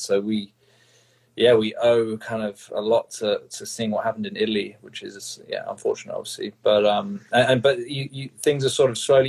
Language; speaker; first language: English; native; English